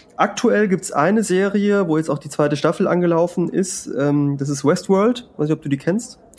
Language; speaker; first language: German; early bilingual, other home language; Spanish